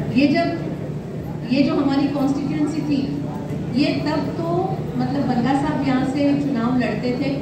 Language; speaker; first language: Hindi; non-native, local second language; Marathi